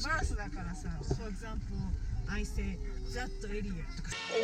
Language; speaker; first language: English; non-native, learner; Japanese